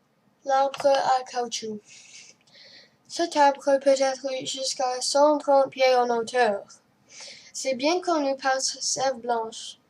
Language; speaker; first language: French; non-native, learner; English